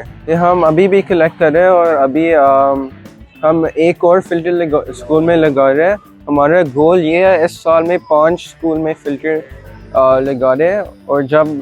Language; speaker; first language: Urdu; non-native, fluent; English